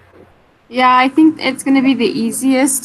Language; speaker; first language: English; native; English